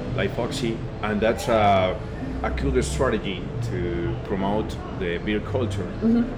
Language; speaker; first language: English; non-native, learner; Spanish